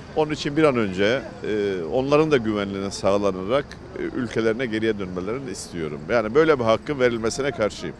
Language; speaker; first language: Turkish; native; Turkish